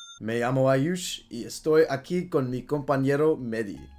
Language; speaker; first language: Spanish; non-native, learner; English